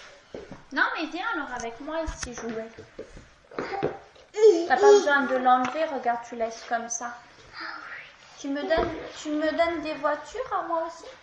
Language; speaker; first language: French; native; French